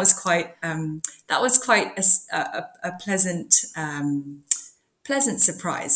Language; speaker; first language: English; non-native, local second language; Cantonese